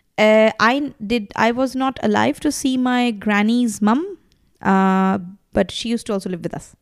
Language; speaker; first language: English; non-native, local second language; Bangla